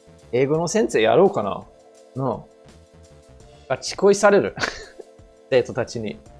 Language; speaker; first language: Japanese; non-native, fluent; English